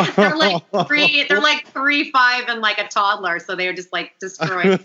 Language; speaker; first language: English; early bilingual, other home language; Italian